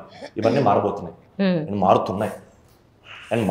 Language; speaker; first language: Telugu; native; Telugu